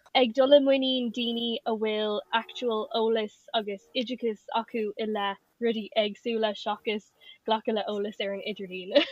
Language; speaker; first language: Irish; native; Irish